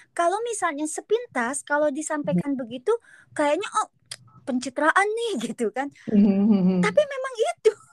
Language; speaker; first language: Indonesian; native; Indonesian